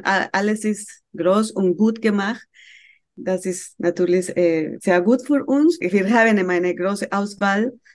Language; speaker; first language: German; non-native, fluent; Spanish